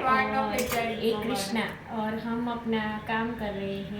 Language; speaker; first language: Hindi; non-native, local second language; Gujarati